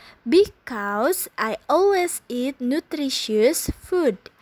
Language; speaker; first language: English; non-native, fluent; Indonesian